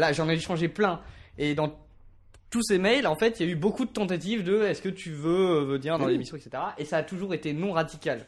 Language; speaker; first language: French; native; French